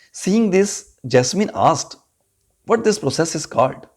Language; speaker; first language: English; non-native, local second language; Punjabi